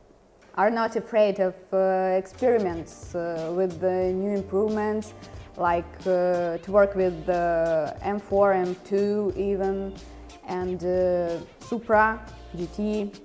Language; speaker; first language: English; non-native, fluent; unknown